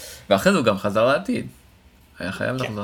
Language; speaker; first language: Hebrew; native; Hebrew